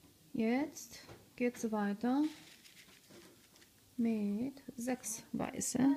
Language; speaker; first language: German; non-native, fluent; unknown